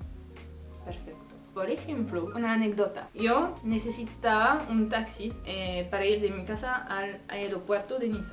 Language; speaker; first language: Spanish; non-native, learner; French